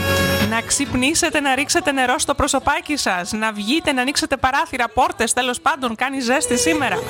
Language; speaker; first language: Greek; native; Greek